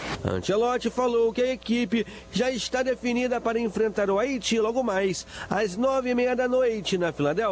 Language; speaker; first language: Portuguese; native; Portuguese